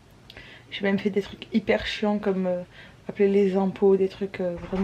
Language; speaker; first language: French; native; French